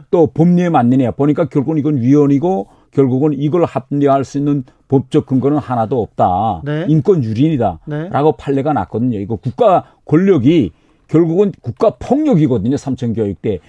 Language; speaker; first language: Korean; native; Korean